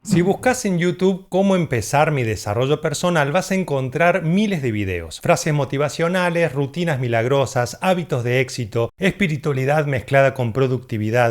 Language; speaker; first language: Spanish; native; Spanish